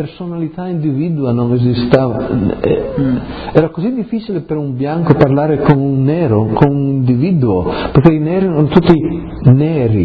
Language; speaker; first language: Italian; early bilingual, heritage; Friulian